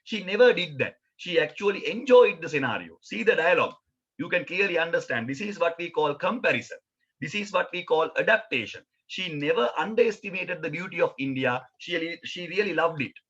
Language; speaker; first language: English; non-native, local second language; Sinhala